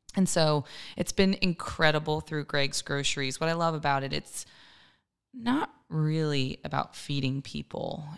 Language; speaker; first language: English; native; English